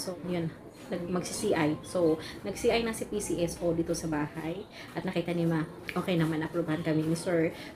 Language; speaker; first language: Filipino; non-native, local second language; Cebuano